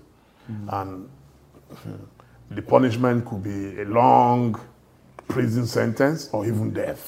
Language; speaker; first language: English; non-native, local second language; Yoruba